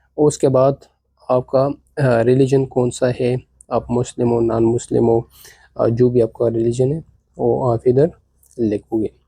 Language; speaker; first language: Urdu; non-native, local second language; Pashto